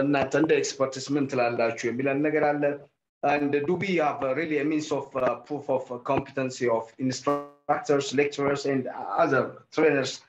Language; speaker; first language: English; non-native, local second language; Amharic